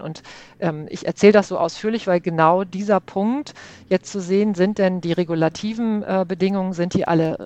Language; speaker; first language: German; native; German